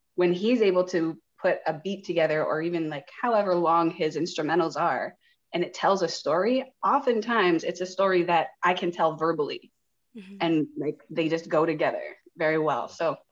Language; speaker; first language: English; native; English